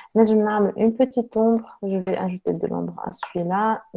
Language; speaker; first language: French; non-native, local second language; Arabic